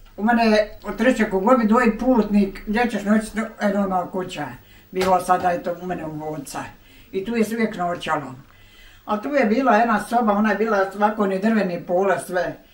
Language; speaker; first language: Bosnian; native; Bosnian